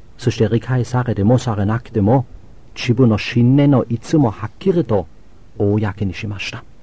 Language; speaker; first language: Japanese; non-native, fluent; German